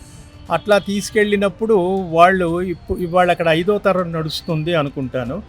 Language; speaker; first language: Telugu; native; Telugu